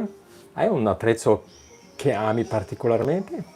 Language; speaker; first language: Italian; non-native, fluent; German